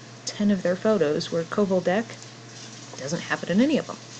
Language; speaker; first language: English; native; English